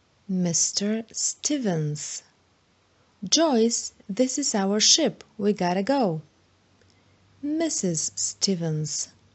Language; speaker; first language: English; non-native, fluent; Bulgarian